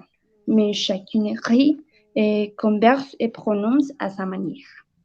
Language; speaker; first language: French; non-native, learner; Spanish